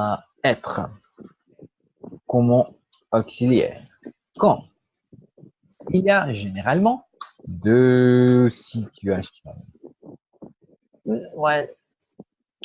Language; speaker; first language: French; non-native, fluent; Portuguese